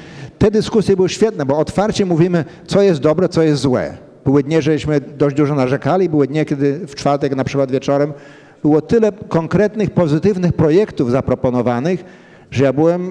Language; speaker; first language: Polish; early bilingual, heritage; Polish